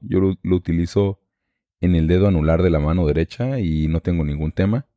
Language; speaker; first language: Spanish; native; Spanish